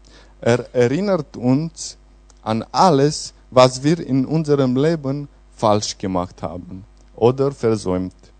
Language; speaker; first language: German; non-native, fluent; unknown